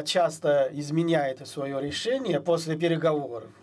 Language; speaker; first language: Russian; non-native, fluent; Chinese